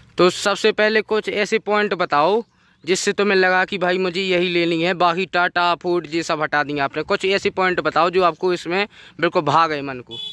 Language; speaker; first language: Hindi; native; Hindi